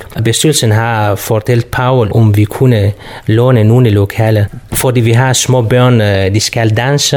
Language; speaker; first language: Danish; non-native, fluent; Kurdish